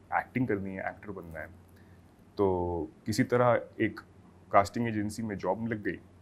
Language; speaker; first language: Hindi; native; Hindi